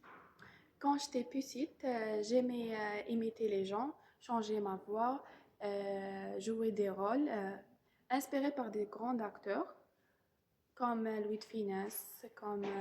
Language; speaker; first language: French; non-native, local second language; Arabic